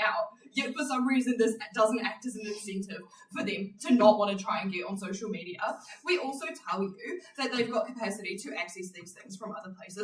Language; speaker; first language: English; native; English